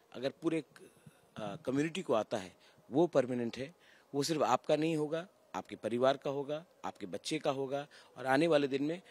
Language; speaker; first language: Hindi; non-native, local second language; Kok Borok